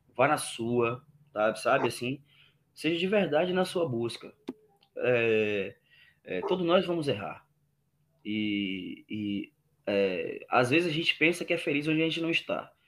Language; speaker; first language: Portuguese; native; Portuguese